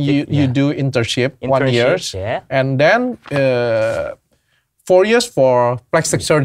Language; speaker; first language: English; non-native, learner; Indonesian